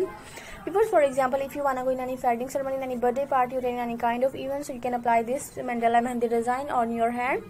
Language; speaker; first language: English; non-native, local second language; Urdu